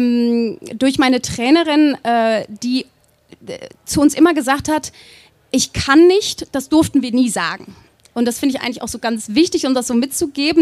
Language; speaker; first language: German; native; German